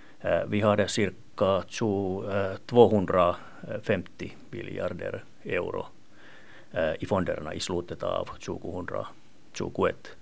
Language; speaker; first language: Swedish; non-native, local second language; Finnish